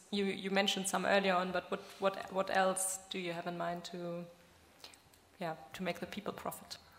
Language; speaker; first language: English; non-native, fluent; German